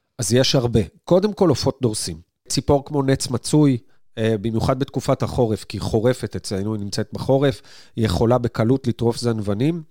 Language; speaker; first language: Hebrew; native; Hebrew